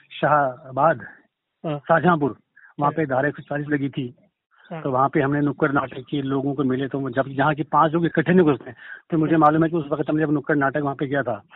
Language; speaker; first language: Hindi; native; Hindi